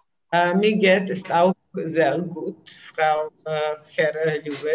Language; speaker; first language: German; non-native, learner; Serbian